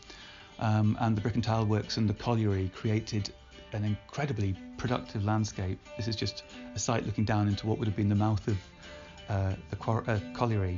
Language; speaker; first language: English; native; English